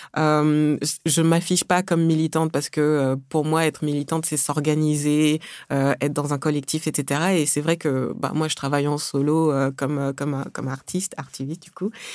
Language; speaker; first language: French; early bilingual, other home language; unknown